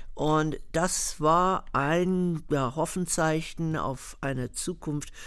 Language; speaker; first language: German; non-native, fluent; English